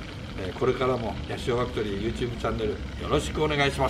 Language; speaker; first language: Japanese; native; Japanese